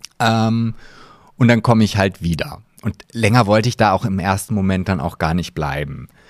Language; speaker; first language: German; early bilingual, other home language; Polish